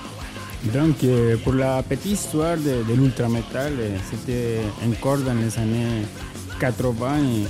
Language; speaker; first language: French; non-native, fluent; Spanish